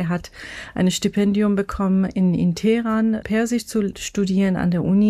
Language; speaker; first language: German; non-native, fluent; Persian